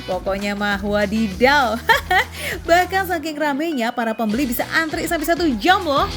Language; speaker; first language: Indonesian; native; Indonesian